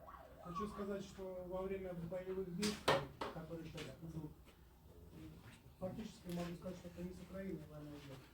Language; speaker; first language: Russian; native; Russian